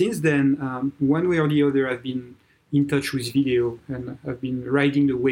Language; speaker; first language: English; non-native, fluent; French